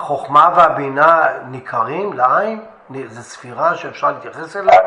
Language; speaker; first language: Hebrew; native; Hebrew